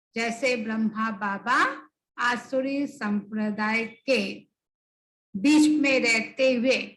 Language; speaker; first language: Hindi; non-native, local second language; Bangla